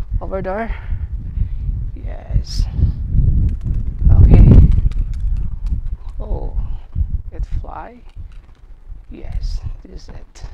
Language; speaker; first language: English; non-native, learner; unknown